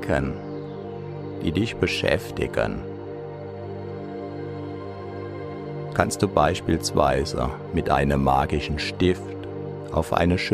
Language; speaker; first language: German; native; German